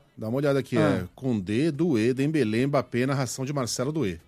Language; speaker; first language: Portuguese; native; Portuguese